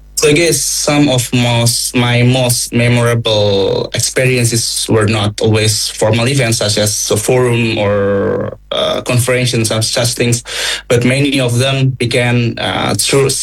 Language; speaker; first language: English; non-native, fluent; Indonesian